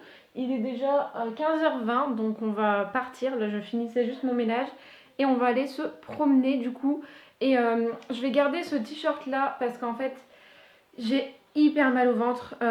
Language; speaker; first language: French; native; French